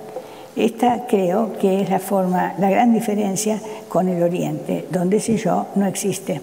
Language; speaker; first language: Spanish; native; Spanish